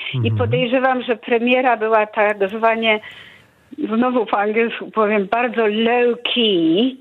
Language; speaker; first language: Polish; early bilingual, heritage; Polish